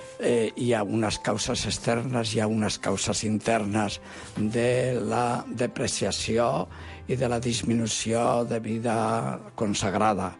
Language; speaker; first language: Catalan; non-native, local second language; Spanish